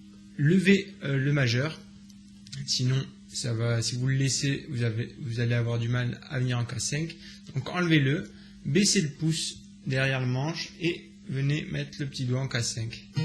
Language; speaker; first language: French; native; French